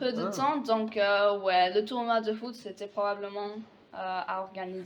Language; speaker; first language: French; non-native, fluent; Polish